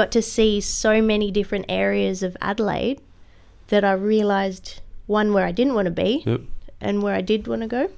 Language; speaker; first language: English; native; English